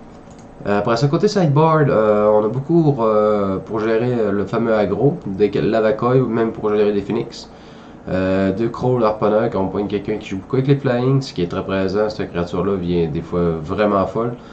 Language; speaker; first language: French; native; French